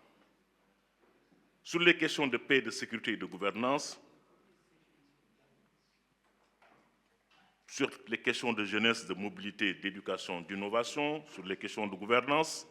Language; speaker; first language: French; non-native, local second language; Wolof